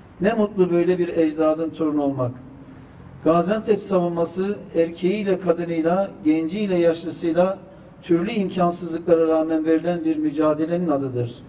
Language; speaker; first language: Turkish; native; Turkish